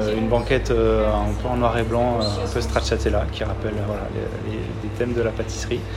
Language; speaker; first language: French; native; French